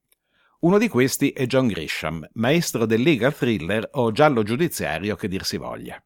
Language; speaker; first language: Italian; native; Italian